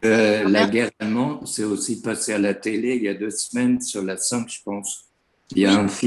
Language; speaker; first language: French; non-native, fluent; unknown